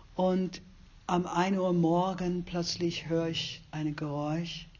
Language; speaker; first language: German; non-native, fluent; English